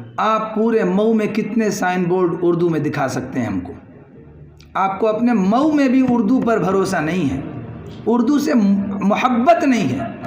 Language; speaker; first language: Urdu; native; Urdu